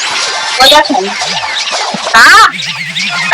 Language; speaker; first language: Chinese; early bilingual, heritage; Cantonese